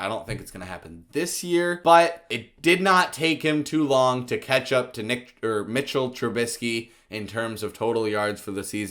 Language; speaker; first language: English; native; English